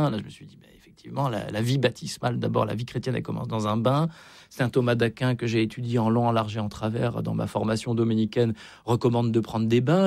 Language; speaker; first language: French; native; French